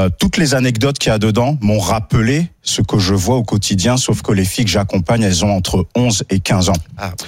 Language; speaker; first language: French; native; French